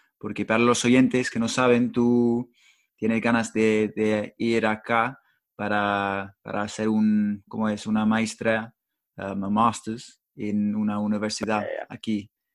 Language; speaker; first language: Spanish; non-native, fluent; English